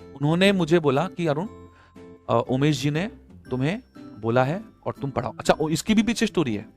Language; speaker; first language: Hindi; native; Hindi